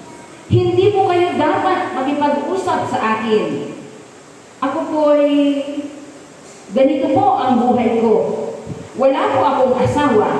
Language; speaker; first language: Filipino; native; Filipino